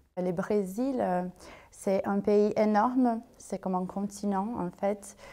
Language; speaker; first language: French; non-native, fluent; Portuguese